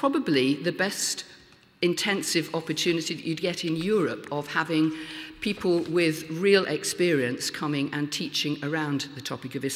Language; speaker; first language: English; native; English